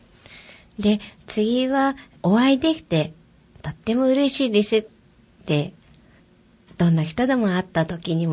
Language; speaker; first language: Japanese; native; Japanese